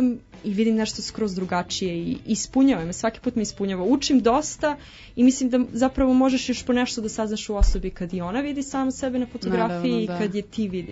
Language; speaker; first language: Serbian; native; Serbian